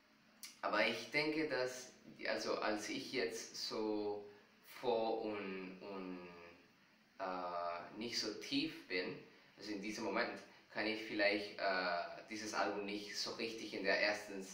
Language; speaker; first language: German; non-native, fluent; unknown